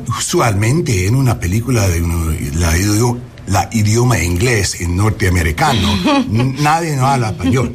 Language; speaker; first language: Spanish; early bilingual, heritage; English